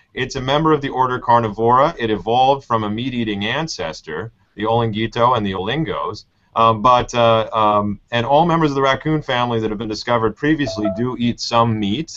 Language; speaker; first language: English; native; English